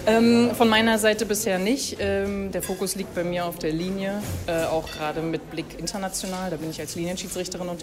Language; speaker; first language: German; native; German